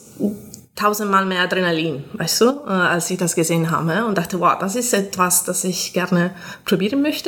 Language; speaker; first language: German; non-native, fluent; Italian